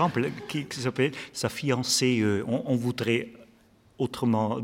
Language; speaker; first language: French; non-native, fluent; German